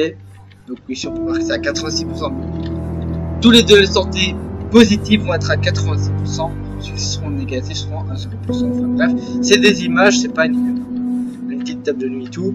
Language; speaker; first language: French; native; French